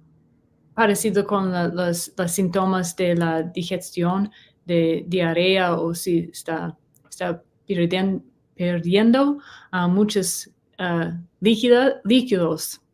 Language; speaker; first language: Spanish; non-native, learner; English